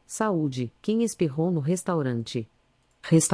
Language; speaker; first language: Portuguese; non-native, learner; English